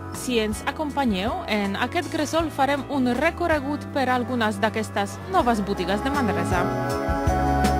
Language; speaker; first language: Catalan; non-native, fluent; Polish